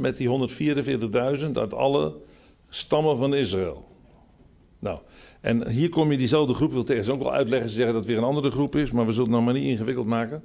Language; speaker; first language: Dutch; native; Dutch